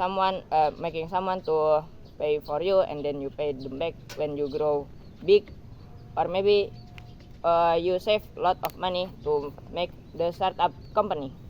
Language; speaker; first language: English; non-native, learner; Indonesian